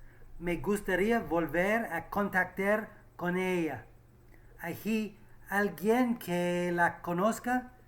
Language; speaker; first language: Spanish; non-native, learner; English